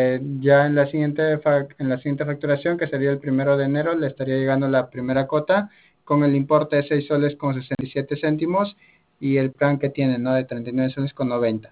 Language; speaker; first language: Spanish; native; Spanish